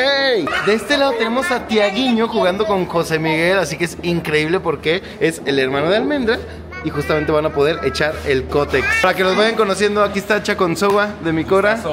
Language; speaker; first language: Spanish; native; Spanish